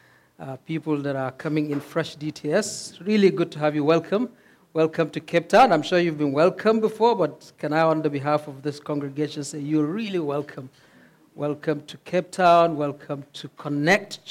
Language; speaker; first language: English; non-native, local second language; Hausa